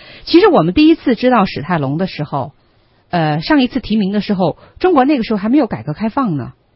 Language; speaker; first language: Chinese; native; Chinese